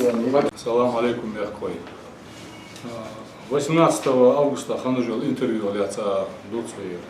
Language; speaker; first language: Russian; non-native, local second language; Ingush